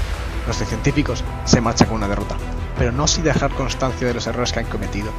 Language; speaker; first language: Spanish; native; Spanish